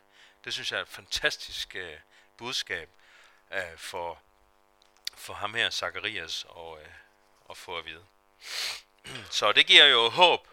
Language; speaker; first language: Danish; native; Danish